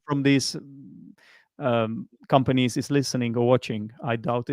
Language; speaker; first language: English; non-native, fluent; Czech